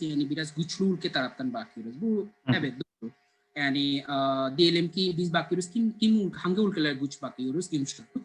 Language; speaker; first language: Turkish; non-native, fluent; Bangla